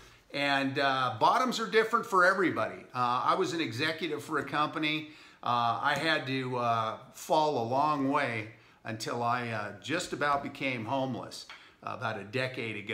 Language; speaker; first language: English; native; English